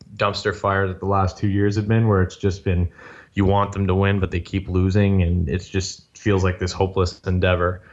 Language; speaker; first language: English; native; English